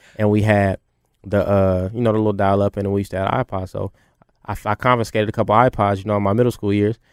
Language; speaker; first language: English; native; English